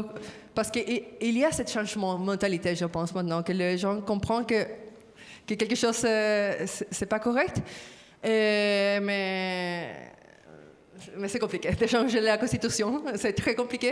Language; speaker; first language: French; non-native, fluent; Spanish